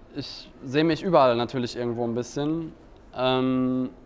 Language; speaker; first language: German; native; German